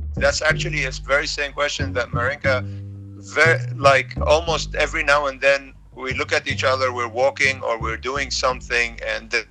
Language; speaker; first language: English; non-native, fluent; Arabic